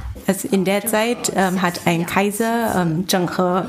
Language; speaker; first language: German; non-native, fluent; Chinese